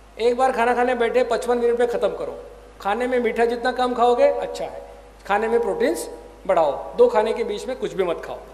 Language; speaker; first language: Hindi; non-native, local second language; Marathi